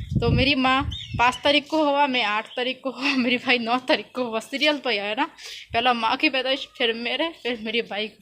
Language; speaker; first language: Urdu; non-native, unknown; Bangla